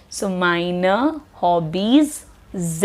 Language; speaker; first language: German; non-native, fluent; Hindi